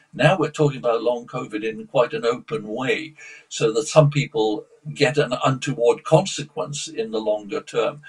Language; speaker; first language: English; early bilingual, other home language; Polish